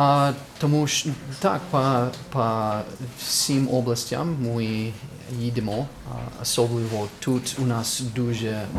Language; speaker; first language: Ukrainian; non-native, fluent; English